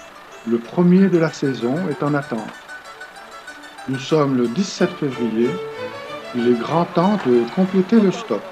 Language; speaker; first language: French; native; French